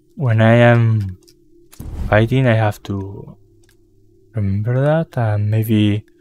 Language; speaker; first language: English; non-native, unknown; Spanish